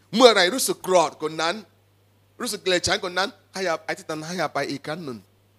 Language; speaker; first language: Thai; non-native, fluent; Igbo